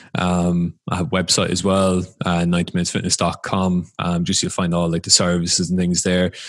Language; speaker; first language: English; native; English